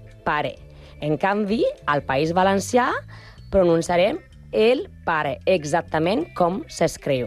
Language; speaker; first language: Catalan; non-native, learner; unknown